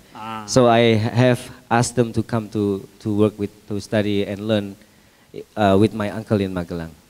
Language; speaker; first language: English; non-native, fluent; Indonesian